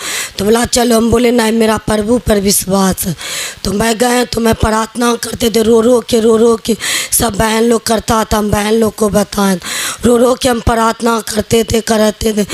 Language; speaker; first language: Hindi; non-native, local second language; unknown